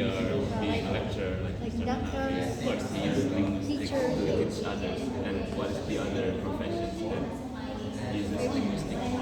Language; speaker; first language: English; non-native, learner; Indonesian